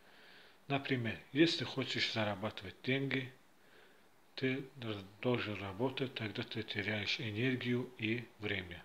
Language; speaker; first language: Russian; non-native, fluent; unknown